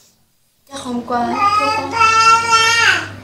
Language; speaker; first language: Vietnamese; non-native, local second language; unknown